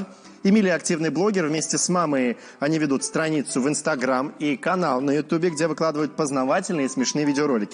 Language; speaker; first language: Russian; native; Russian